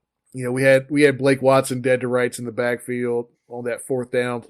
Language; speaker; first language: English; native; English